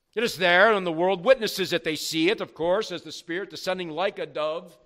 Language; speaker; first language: English; native; English